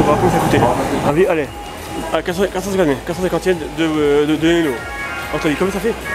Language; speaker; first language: French; native; French